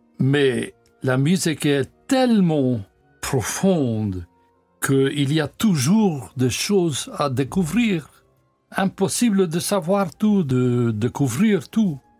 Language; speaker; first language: French; non-native, learner; English